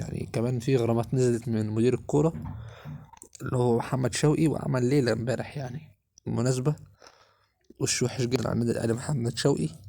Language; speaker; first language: Arabic; native; Arabic